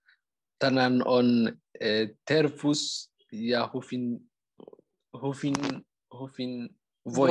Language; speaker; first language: Finnish; non-native, learner; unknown